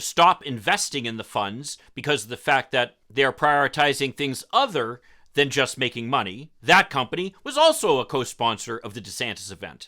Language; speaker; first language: English; native; English